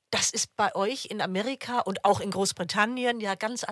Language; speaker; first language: German; native; German